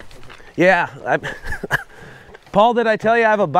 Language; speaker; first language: English; native; English